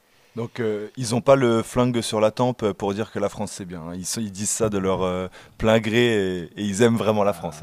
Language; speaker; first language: French; native; French